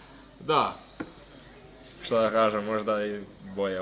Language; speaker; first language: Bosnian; non-native, local second language; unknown